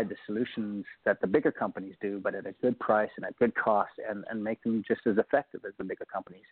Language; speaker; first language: English; native; English